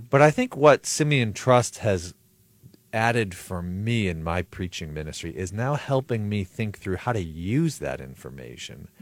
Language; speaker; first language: English; native; English